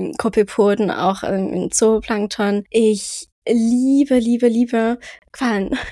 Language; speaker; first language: German; early bilingual, heritage; French